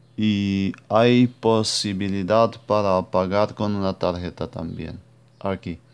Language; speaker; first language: Spanish; non-native, fluent; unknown